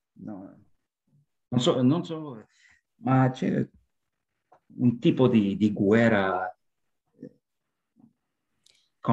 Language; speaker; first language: Italian; non-native, learner; French